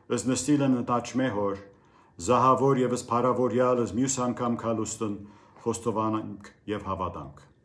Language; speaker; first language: Armenian; early bilingual, heritage; Armenian